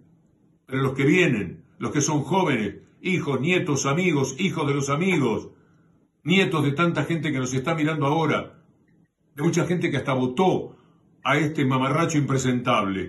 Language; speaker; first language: Spanish; native; Spanish